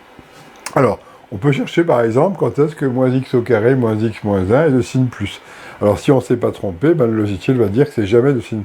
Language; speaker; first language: French; native; French